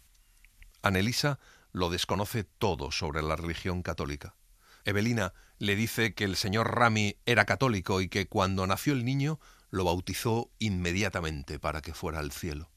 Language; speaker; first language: Spanish; native; Spanish